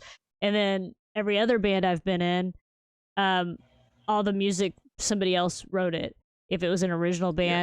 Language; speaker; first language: English; native; English